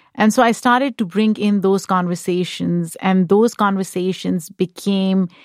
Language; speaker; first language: English; non-native, local second language; Urdu